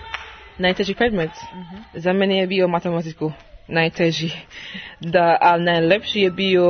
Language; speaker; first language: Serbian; non-native, learner; English